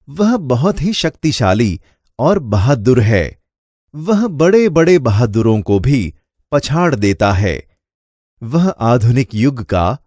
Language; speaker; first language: Hindi; non-native, local second language; Gujarati